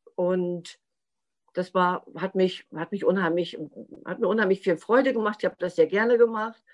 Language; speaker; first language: German; native; German